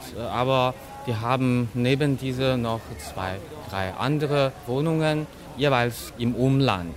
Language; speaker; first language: German; non-native, fluent; Chinese